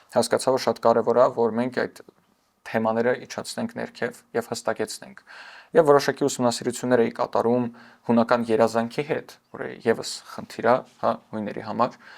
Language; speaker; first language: Armenian; early bilingual, heritage; Armenian